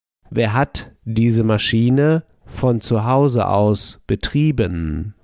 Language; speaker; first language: German; native; German